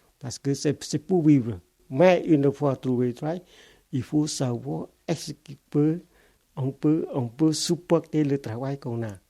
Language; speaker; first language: French; non-native, fluent; Khmer